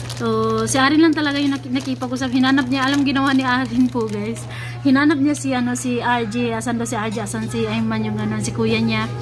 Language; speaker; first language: Filipino; non-native, local second language; Cebuano